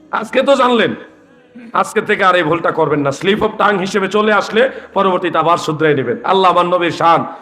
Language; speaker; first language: Bangla; native; Bangla